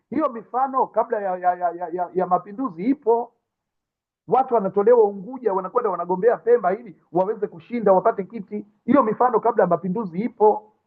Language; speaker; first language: Swahili; native; Swahili